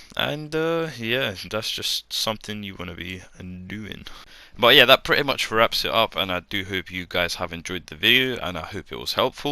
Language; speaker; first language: English; native; English